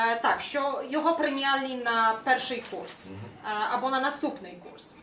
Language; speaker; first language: Ukrainian; non-native, fluent; Polish